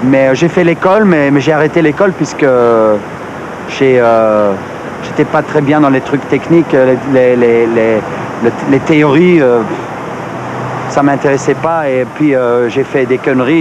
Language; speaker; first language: French; non-native, local second language; Dutch